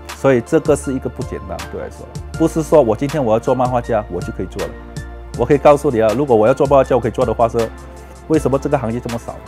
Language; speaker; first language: Chinese; native; Chinese